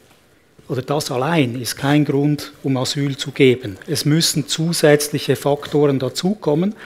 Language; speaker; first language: German; native; German